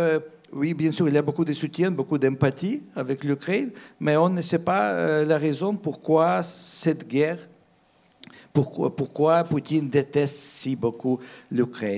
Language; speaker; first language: French; non-native, fluent; Russian